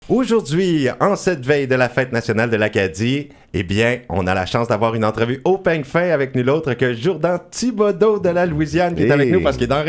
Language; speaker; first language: French; native; French